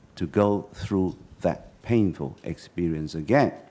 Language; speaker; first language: English; non-native, local second language; Chinese